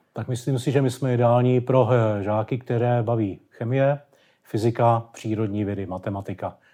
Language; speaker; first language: Czech; native; Czech